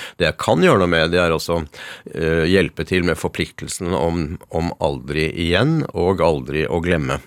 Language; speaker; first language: Norwegian; early bilingual, other home language; Yiddish